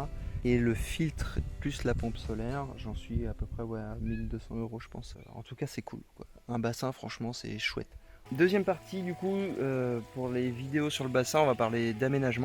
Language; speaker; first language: French; native; French